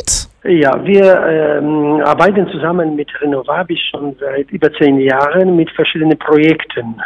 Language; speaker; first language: German; non-native, fluent; Polish